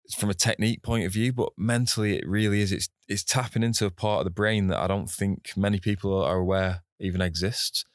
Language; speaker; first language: English; native; English